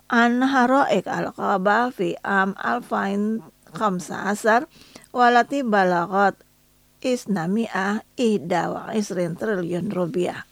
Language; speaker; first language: Arabic; non-native, fluent; Indonesian